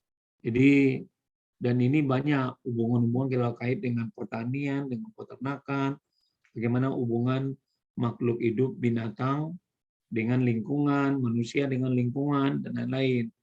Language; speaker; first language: Indonesian; native; Indonesian